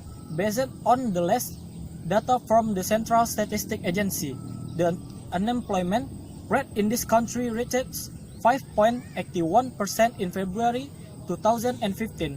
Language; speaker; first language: English; non-native, learner; Indonesian